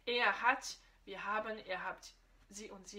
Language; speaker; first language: German; non-native, fluent; French